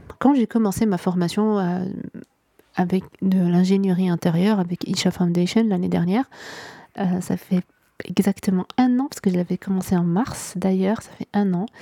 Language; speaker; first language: French; non-native, local second language; Arabic